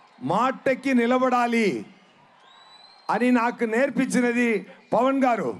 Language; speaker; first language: Telugu; non-native, fluent; Tamil